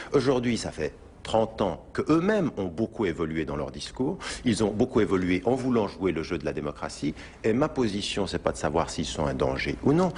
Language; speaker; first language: French; early bilingual, other home language; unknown